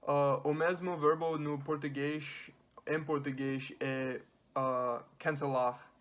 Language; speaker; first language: Portuguese; non-native, learner; English